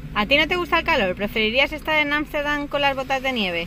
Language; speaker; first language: Spanish; native; Spanish